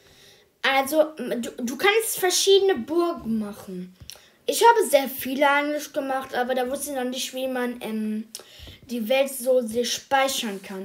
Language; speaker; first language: German; early bilingual, other home language; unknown